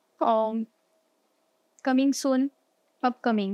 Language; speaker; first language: English; non-native, learner; Marathi